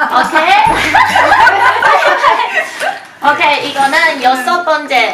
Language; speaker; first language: Korean; non-native, learner; Chinese